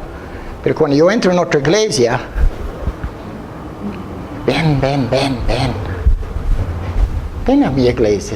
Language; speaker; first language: Spanish; non-native, fluent; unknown